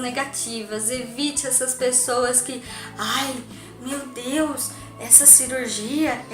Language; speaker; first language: Portuguese; native; Portuguese